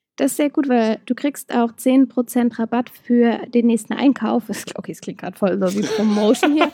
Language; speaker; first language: German; native; German